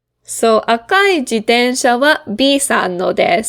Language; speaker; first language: Japanese; non-native, fluent; English